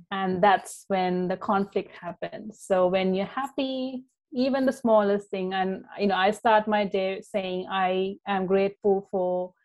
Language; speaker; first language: English; non-native, local second language; Sinhala